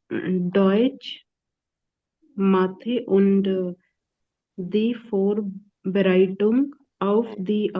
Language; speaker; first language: German; non-native, learner; Hindi